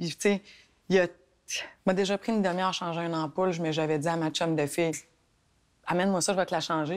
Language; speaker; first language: French; native; French